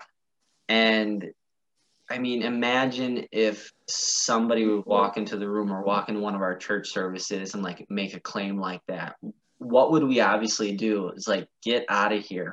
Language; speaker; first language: English; native; English